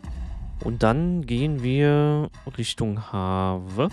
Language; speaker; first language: German; native; German